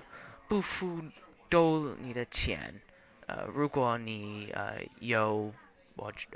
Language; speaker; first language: Chinese; non-native, learner; English